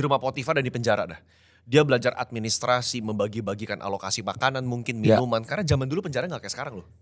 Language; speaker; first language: Indonesian; native; Indonesian